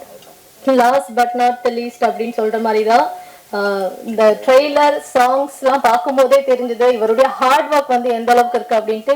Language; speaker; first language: Tamil; native; Tamil